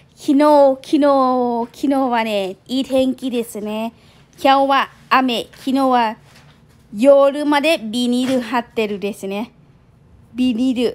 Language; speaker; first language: Japanese; non-native, learner; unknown